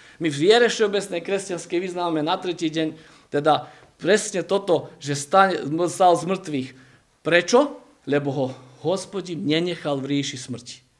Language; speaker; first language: Slovak; native; Slovak